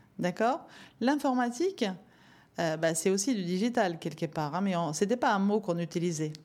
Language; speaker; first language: French; non-native, fluent; Norwegian